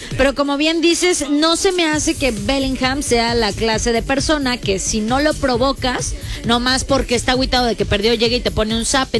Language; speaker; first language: Spanish; native; Spanish